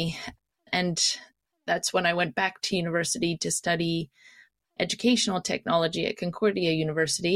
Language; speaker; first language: English; native; English